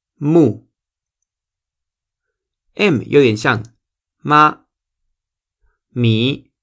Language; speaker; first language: Chinese; non-native, fluent; Spanish